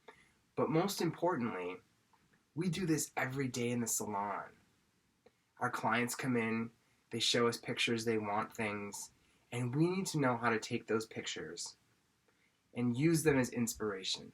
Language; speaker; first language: English; native; English